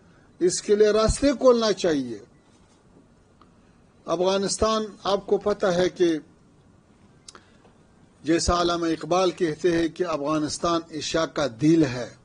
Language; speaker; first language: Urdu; non-native, fluent; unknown